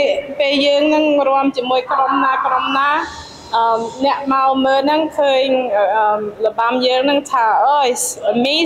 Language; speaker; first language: Khmer; early bilingual, heritage; Khmer